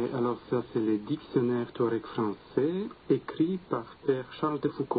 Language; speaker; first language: French; non-native, fluent; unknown